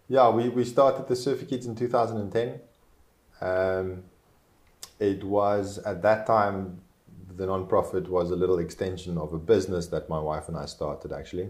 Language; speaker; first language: English; non-native, local second language; Afrikaans